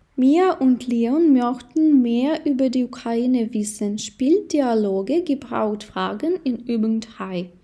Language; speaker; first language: German; non-native, fluent; Ukrainian